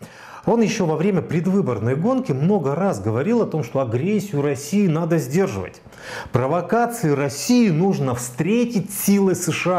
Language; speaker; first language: Russian; native; Russian